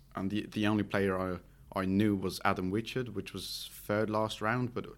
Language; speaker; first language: English; non-native, fluent; Swiss German